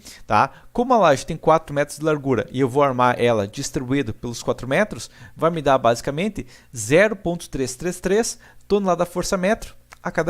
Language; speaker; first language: Portuguese; native; Portuguese